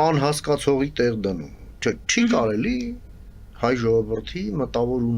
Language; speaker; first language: Armenian; native; Armenian